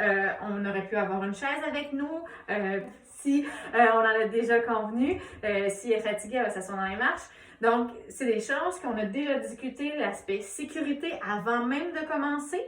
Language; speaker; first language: French; native; French